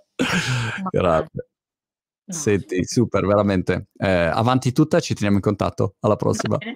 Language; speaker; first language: Italian; native; Italian